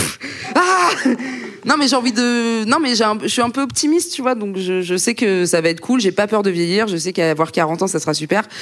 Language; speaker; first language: French; native; French